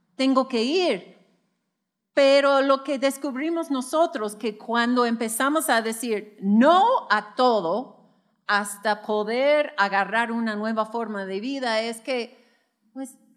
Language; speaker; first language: Spanish; non-native, fluent; English